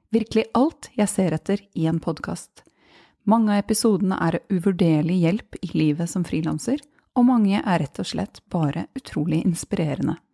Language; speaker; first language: Norwegian; native; Norwegian